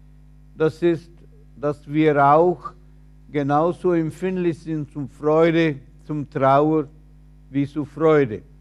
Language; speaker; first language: German; non-native, fluent; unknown